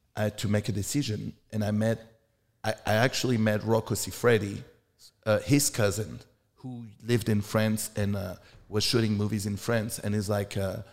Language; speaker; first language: English; non-native, fluent; French